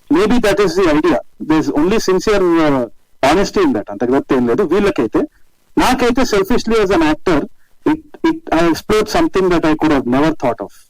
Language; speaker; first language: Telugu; native; Telugu